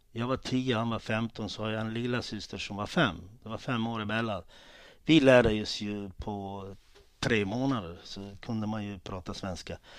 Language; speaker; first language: Swedish; early bilingual, other home language; Italian